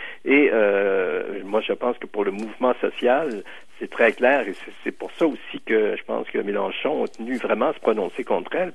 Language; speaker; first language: French; native; French